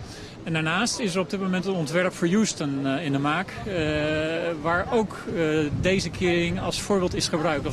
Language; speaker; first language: Dutch; native; Dutch